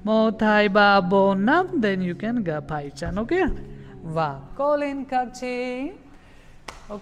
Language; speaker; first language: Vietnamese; non-native, learner; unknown